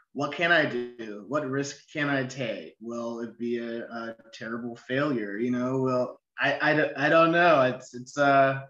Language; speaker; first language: English; native; English